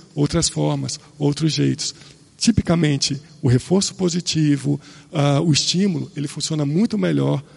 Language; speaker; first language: Portuguese; native; Portuguese